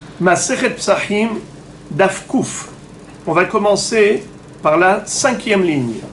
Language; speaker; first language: French; native; French